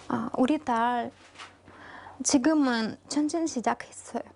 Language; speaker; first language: Korean; non-native, learner; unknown